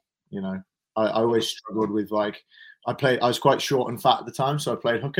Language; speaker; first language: English; native; English